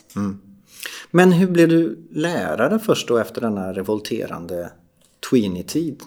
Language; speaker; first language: Swedish; native; Swedish